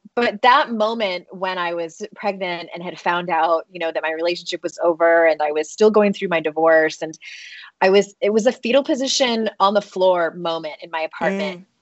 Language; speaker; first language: English; native; English